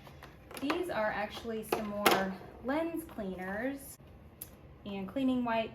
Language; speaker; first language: English; native; English